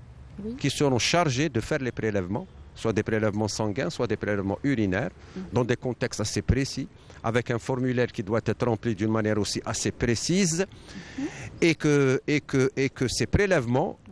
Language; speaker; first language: French; non-native, local second language; Arabic